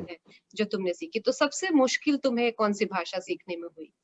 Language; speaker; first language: Hindi; native; Hindi